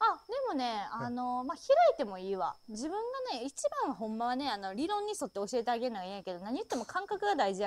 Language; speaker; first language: Japanese; native; Japanese